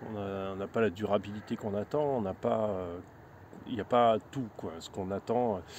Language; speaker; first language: French; native; French